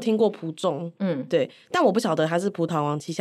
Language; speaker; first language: Chinese; native; Chinese